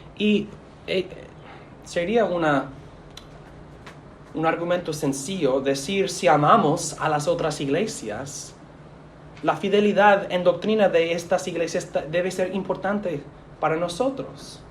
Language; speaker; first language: Spanish; non-native, fluent; English